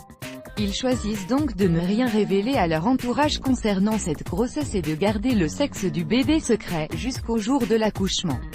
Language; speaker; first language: French; native; French